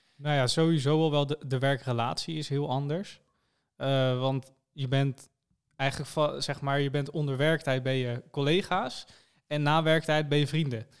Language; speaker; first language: Dutch; native; Dutch